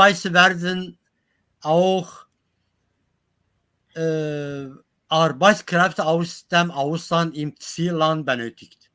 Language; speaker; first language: German; non-native, learner; Kurdish